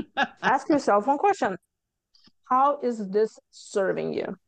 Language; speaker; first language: English; non-native, fluent; Lithuanian